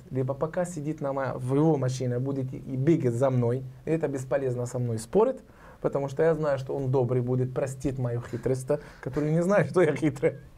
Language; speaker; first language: Russian; non-native, learner; Arabic